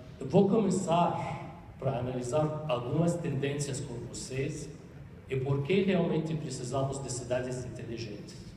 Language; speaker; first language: Portuguese; non-native, fluent; Arabic